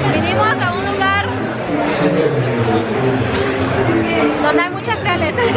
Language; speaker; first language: Spanish; native; Spanish